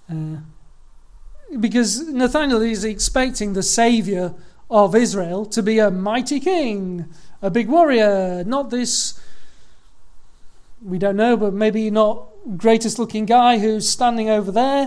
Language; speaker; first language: English; native; English